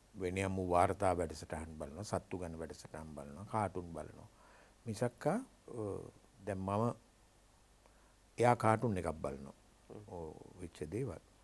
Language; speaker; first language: Sinhala; native; Sinhala